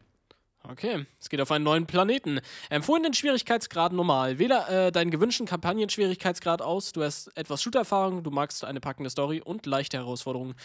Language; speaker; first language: German; native; German